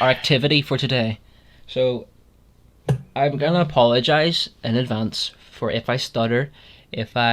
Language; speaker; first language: English; native; English